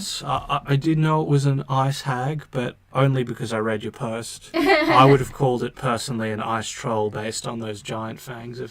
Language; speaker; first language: English; native; English